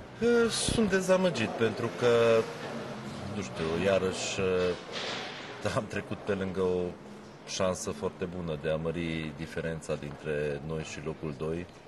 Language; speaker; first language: Romanian; non-native, local second language; Hungarian